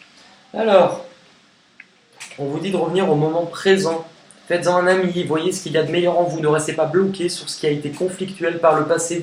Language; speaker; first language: French; native; French